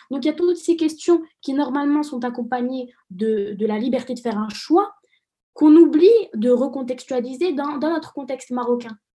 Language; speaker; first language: French; non-native, local second language; Arabic